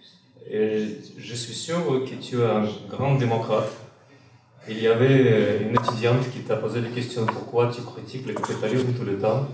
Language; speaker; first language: French; non-native, fluent; Russian